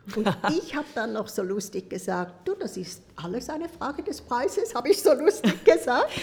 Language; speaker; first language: German; native; German